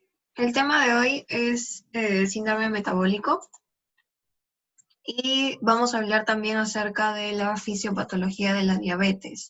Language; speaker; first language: Spanish; native; Spanish